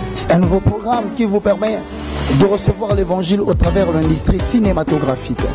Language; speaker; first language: French; non-native, local second language; Lingala